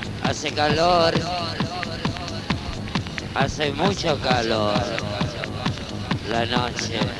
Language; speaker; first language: Spanish; non-native, learner; Italian